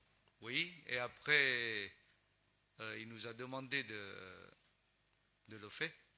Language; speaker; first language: French; non-native, learner; Chinese